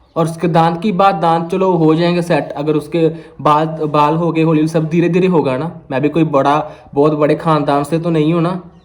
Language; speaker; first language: Hindi; non-native, local second language; Punjabi